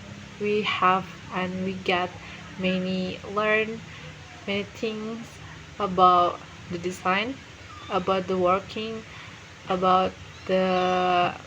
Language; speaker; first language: English; non-native, learner; Indonesian